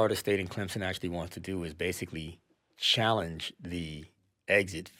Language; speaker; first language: English; native; English